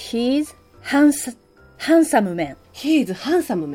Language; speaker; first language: English; non-native, learner; Japanese